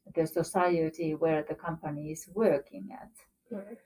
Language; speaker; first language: English; non-native, fluent; Finnish